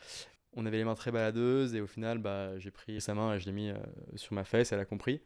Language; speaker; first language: French; native; French